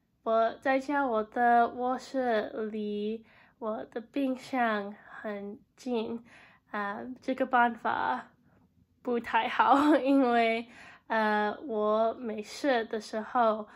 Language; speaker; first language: Chinese; non-native, learner; English